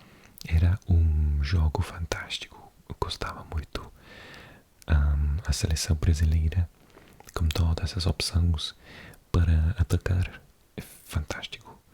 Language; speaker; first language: Portuguese; non-native, learner; English